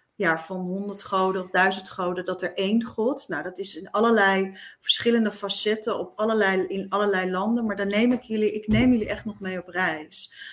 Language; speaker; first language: Dutch; native; Dutch